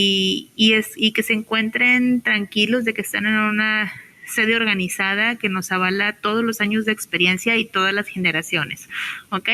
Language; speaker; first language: Spanish; native; Spanish